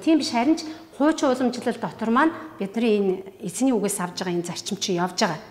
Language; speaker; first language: Mongolian; native; Mongolian